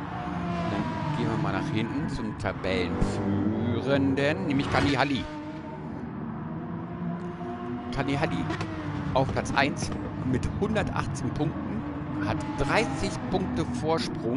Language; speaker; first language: German; native; German